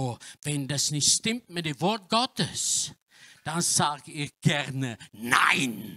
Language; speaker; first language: German; non-native, learner; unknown